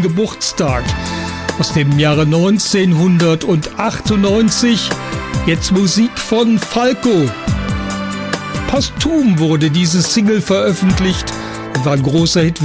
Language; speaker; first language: German; native; German